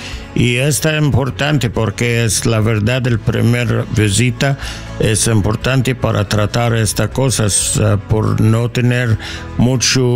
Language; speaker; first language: Spanish; non-native, learner; English